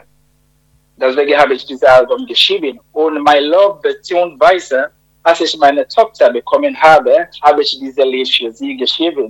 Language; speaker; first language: German; non-native, fluent; Akan